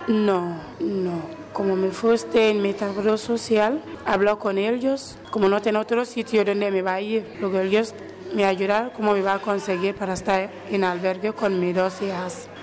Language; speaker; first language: Spanish; non-native, learner; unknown